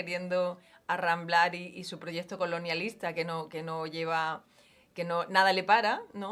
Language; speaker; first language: Spanish; native; Spanish